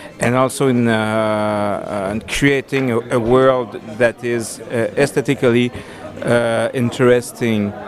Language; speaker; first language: English; non-native, fluent; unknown